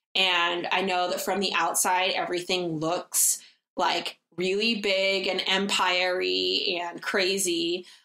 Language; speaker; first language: English; native; English